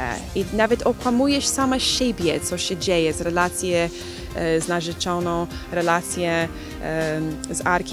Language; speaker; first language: Polish; non-native, learner; English